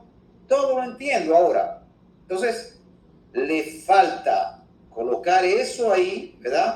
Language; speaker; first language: Spanish; native; Spanish